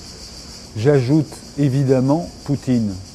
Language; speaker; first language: French; native; French